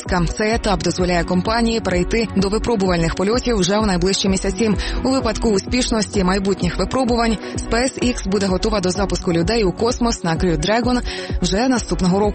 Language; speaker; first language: Ukrainian; native; Ukrainian